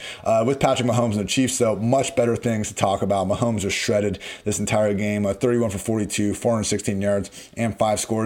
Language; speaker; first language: English; native; English